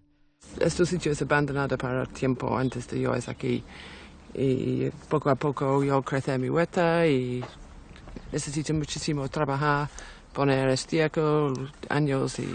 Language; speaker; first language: Spanish; non-native, learner; English